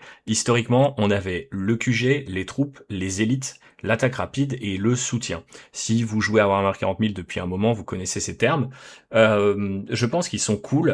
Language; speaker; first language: French; native; French